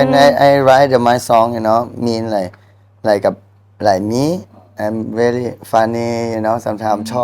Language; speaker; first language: English; non-native, learner; Thai